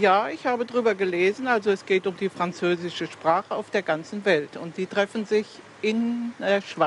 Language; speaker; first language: German; native; German